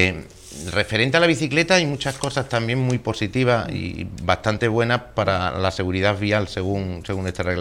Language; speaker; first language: Spanish; native; Spanish